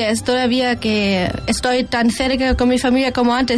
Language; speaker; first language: Spanish; non-native, fluent; German